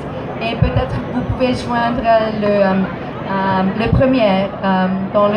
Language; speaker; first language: French; non-native, learner; English